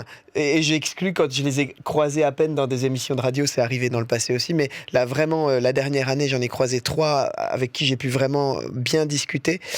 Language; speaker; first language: French; native; French